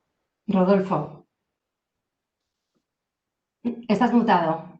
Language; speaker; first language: Spanish; native; Spanish